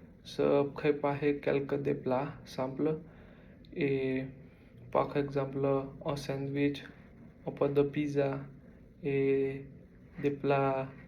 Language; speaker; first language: French; non-native, learner; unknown